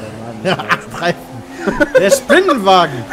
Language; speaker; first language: German; native; German